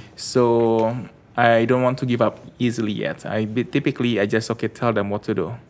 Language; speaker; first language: English; early bilingual, other home language; Indonesian